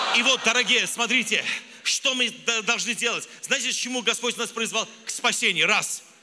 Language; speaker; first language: Russian; non-native, local second language; Armenian